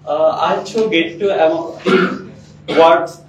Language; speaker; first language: English; non-native, learner; Bangla